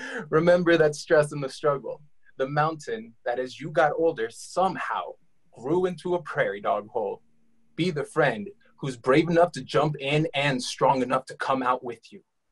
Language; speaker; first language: English; native; English